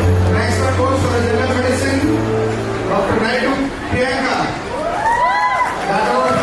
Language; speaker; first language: English; non-native, local second language; Telugu